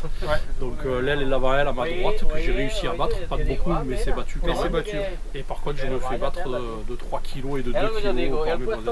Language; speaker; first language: French; native; French